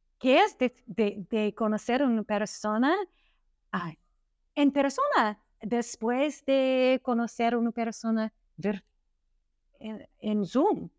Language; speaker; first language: Spanish; non-native, learner; English